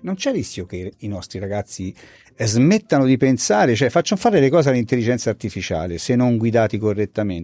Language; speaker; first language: Italian; native; Italian